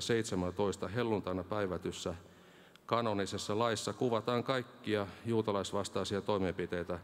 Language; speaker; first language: Finnish; native; Finnish